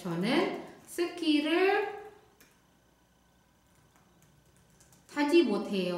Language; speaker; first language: Korean; non-native, fluent; Indonesian